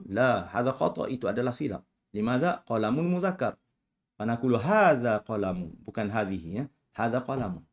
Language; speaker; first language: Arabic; non-native, fluent; Malay